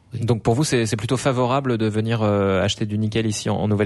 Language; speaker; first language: French; native; French